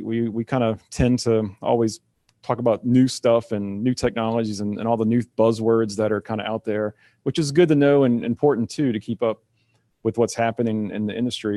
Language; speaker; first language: English; native; English